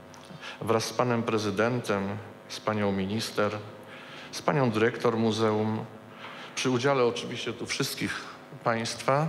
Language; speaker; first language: Polish; native; Polish